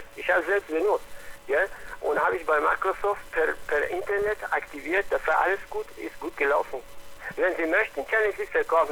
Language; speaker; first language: German; non-native, learner; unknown